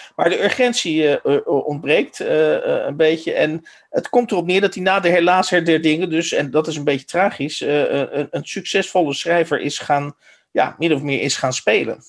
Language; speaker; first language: Dutch; native; Dutch